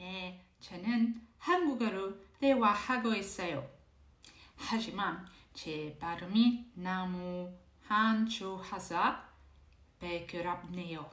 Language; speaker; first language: Korean; non-native, learner; Italian